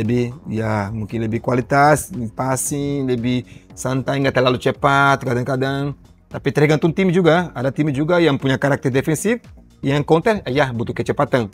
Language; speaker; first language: Indonesian; non-native, learner; Portuguese